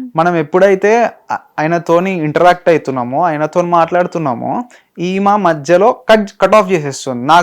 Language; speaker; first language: Telugu; native; Telugu